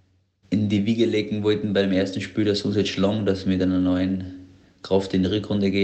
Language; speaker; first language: German; native; German